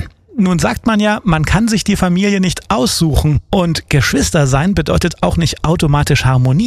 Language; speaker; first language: German; native; German